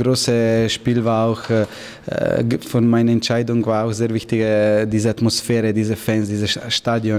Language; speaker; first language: German; non-native, learner; Slovenian